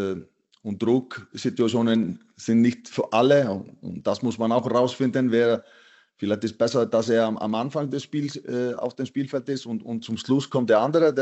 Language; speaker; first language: German; non-native, fluent; Icelandic